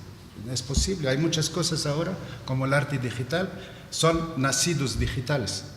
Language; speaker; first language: Spanish; non-native, fluent; Arabic